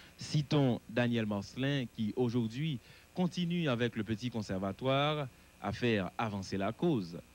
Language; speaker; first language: French; non-native, local second language; Haitian Creole